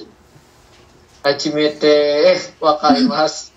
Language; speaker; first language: Japanese; non-native, learner; Indonesian